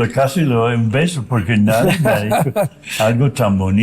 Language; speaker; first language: Spanish; non-native, fluent; English